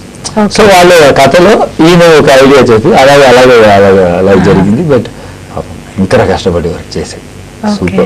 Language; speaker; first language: Telugu; non-native, learner; Tamil